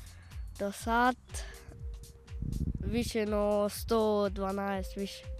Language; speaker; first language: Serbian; early bilingual, heritage; Bosnian